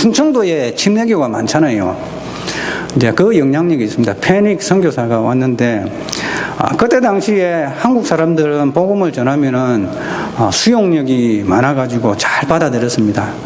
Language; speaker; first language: Korean; native; Korean